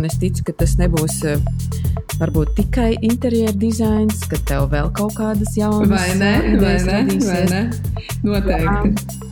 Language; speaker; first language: Latvian; native; Latvian